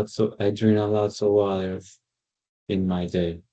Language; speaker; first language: English; non-native, learner; Spanish